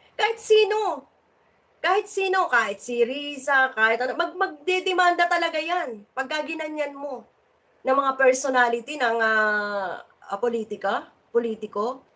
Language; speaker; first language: Filipino; native; Filipino